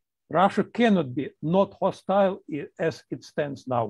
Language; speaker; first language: English; non-native, fluent; Ukrainian